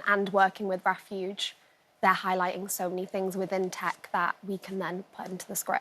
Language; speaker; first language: English; native; English